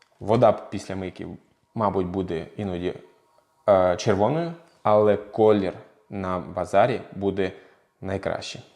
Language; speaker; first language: Ukrainian; non-native, local second language; Russian